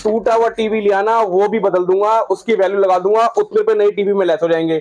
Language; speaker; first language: Hindi; native; Hindi